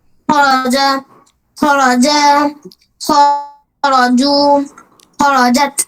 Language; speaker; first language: Arabic; non-native, learner; Bangla